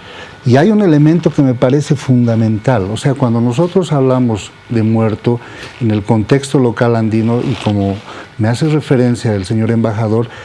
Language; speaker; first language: Spanish; native; Spanish